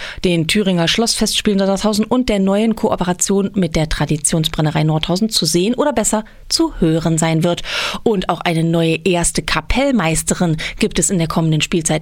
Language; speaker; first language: German; native; German